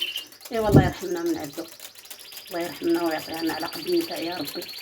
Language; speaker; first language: Arabic; native; Arabic